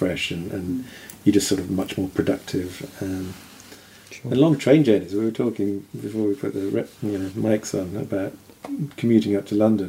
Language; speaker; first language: English; native; English